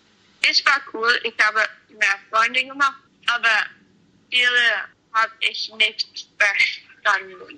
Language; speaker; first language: German; non-native, learner; English